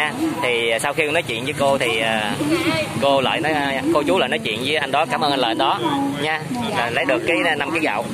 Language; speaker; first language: Vietnamese; native; Vietnamese